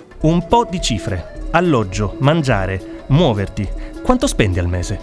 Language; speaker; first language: Italian; native; Italian